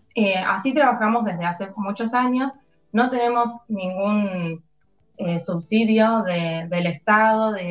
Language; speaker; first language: Spanish; native; Spanish